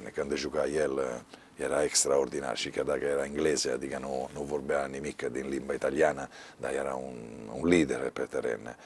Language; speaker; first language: Romanian; non-native, fluent; Italian